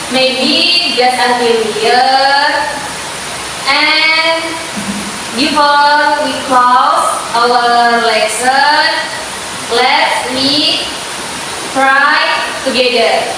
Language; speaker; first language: English; non-native, learner; Indonesian